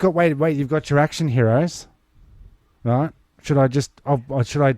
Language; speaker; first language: English; native; English